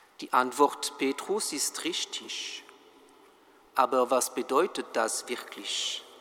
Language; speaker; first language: German; non-native, fluent; French